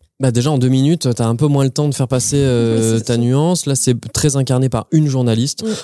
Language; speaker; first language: French; native; French